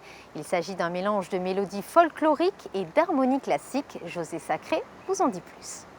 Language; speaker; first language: French; native; French